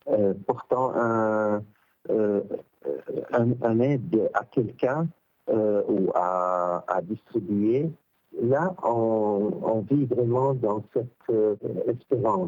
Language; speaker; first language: French; non-native, local second language; Arabic